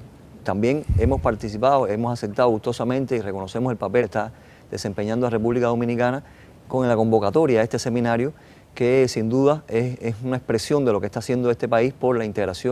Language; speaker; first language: Spanish; native; Spanish